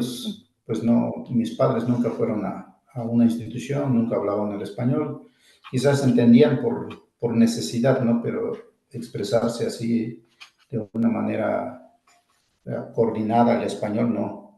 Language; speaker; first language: Spanish; non-native, local second language; Zapotec